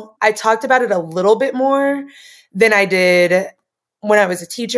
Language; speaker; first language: English; native; English